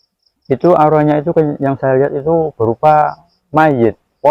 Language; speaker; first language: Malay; non-native, local second language; Javanese